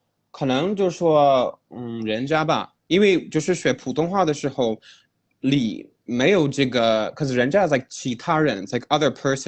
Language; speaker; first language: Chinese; non-native, fluent; English